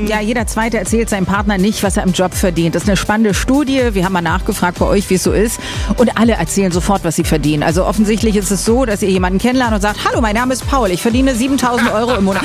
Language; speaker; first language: German; native; German